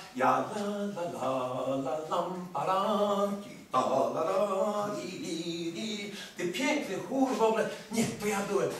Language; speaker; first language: Polish; early bilingual, heritage; Polish